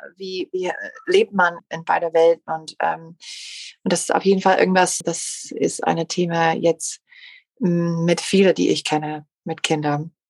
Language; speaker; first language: German; non-native, fluent; English